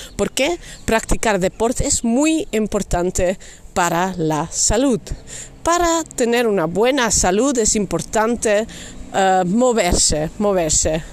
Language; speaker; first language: Spanish; non-native, fluent; Dutch